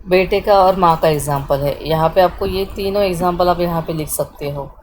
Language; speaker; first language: Hindi; non-native, local second language; Marathi